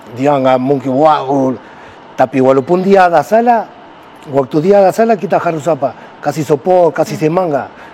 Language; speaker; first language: Indonesian; non-native, fluent; Spanish